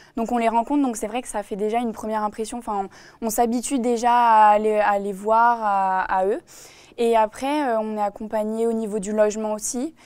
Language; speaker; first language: French; native; French